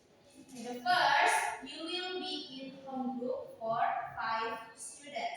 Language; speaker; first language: English; non-native, learner; Indonesian